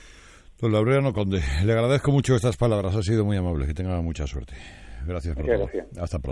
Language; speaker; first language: Spanish; native; Spanish